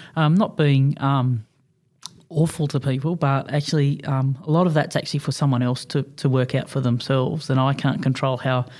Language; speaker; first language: English; native; English